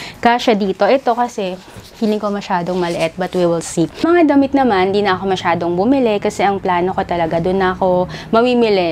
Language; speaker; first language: Filipino; native; Filipino